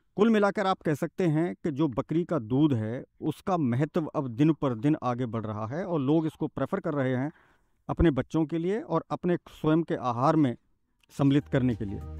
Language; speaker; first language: Hindi; native; Hindi